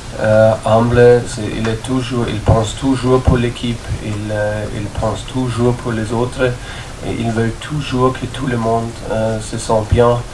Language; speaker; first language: French; non-native, fluent; German